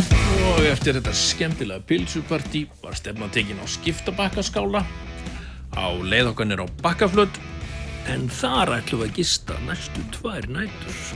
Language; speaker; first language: Icelandic; native; Icelandic